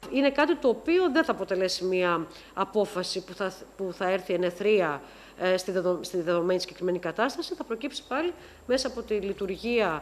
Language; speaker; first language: Greek; native; Greek